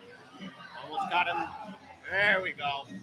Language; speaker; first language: English; native; English